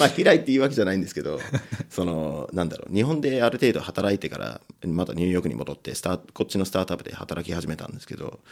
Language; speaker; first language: Japanese; non-native, fluent; English